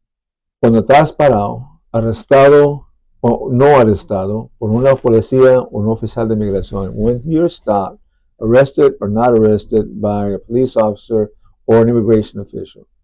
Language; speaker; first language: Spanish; early bilingual, other home language; English